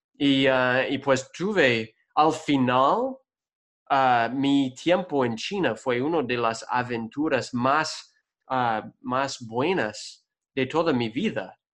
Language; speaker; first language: Spanish; non-native, fluent; English